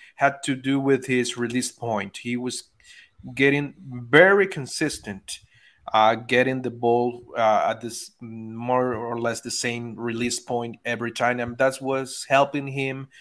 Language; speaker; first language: English; non-native, fluent; Spanish